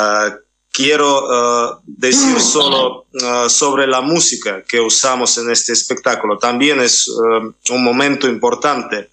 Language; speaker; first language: Spanish; non-native, fluent; Russian